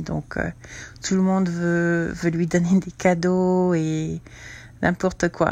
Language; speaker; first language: French; non-native, fluent; English